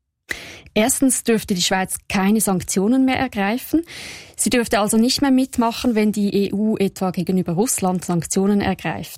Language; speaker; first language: German; native; German